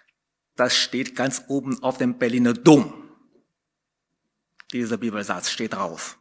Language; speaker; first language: German; non-native, fluent; Chinese